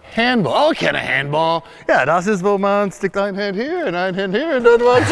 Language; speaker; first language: German; non-native, learner; English